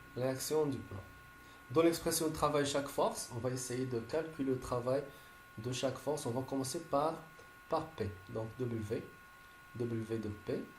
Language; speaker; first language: French; non-native, local second language; Arabic